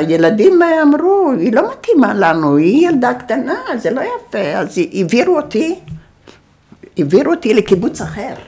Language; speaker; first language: Hebrew; early bilingual, other home language; Yiddish